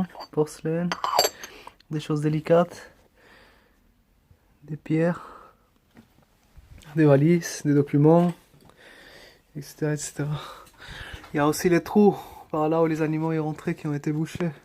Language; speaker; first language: French; early bilingual, other home language; Spanish